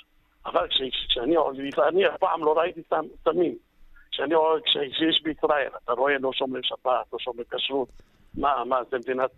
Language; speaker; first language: Hebrew; non-native, fluent; Arabic